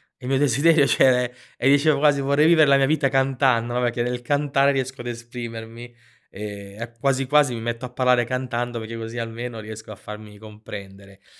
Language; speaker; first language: Italian; native; Italian